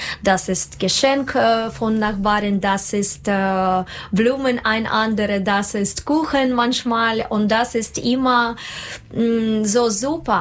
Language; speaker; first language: German; non-native, learner; Russian